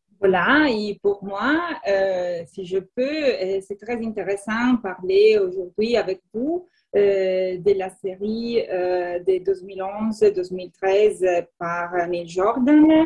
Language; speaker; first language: French; non-native, learner; Italian